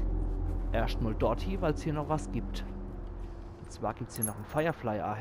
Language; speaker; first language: German; native; German